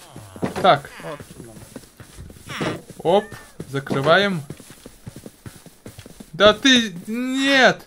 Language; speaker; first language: Russian; native; Russian